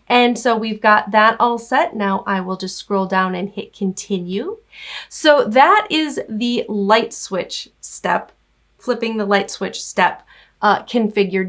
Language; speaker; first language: English; native; English